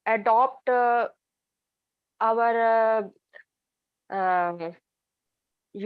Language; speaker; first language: English; non-native, learner; Hindi